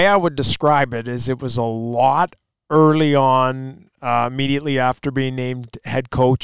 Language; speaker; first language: English; native; English